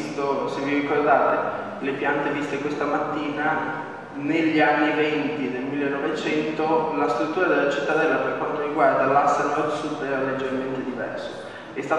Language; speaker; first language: Italian; native; Italian